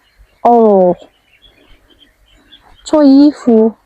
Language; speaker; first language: Chinese; non-native, learner; Indonesian